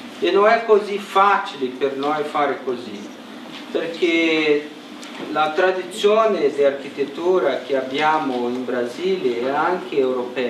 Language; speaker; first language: Italian; non-native, learner; Portuguese